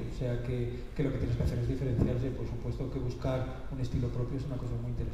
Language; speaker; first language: Spanish; native; Spanish